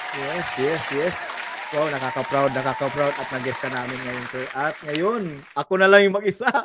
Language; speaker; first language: Filipino; non-native, local second language; Cebuano